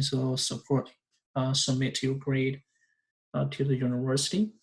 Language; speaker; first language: English; non-native, fluent; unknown